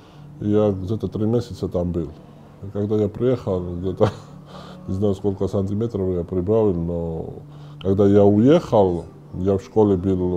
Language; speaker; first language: Russian; non-native, fluent; Georgian